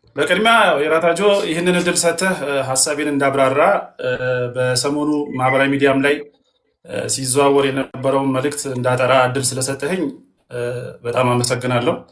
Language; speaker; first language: Amharic; non-native, local second language; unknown